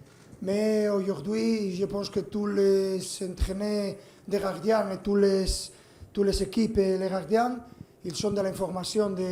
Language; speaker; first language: French; non-native, fluent; Spanish